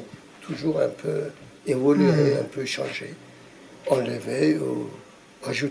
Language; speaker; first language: French; non-native, fluent; Turkish